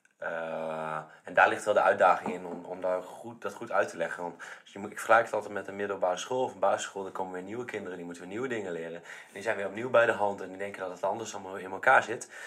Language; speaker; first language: Dutch; native; Dutch